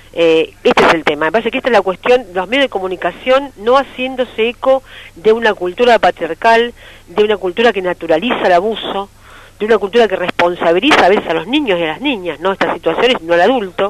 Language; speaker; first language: Spanish; native; Spanish